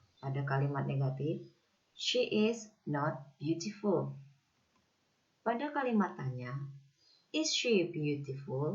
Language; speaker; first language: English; non-native, fluent; Indonesian